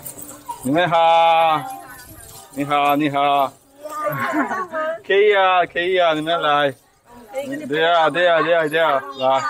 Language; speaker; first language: Chinese; non-native, learner; Rundi